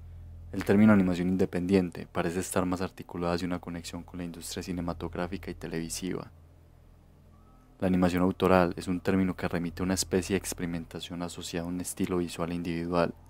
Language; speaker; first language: Spanish; native; Spanish